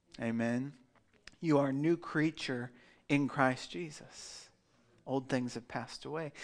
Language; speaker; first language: English; native; English